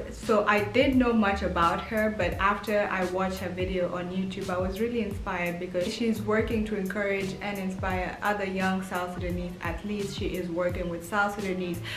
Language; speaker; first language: English; early bilingual, heritage; English